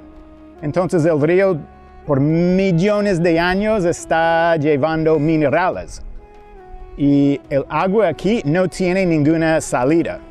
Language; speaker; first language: Spanish; non-native, fluent; English